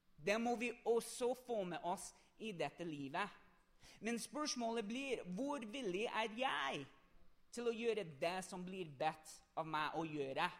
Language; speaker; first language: Norwegian; non-native, fluent; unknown